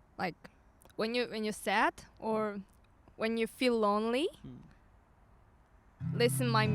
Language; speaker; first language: English; non-native, learner; Korean